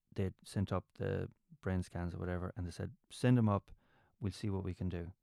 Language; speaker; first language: English; native; English